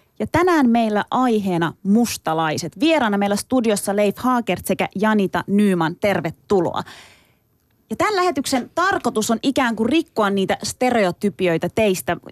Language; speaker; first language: Finnish; early bilingual, other home language; Turkish